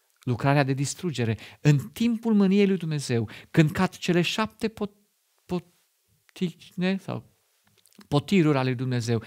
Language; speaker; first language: Romanian; non-native, fluent; German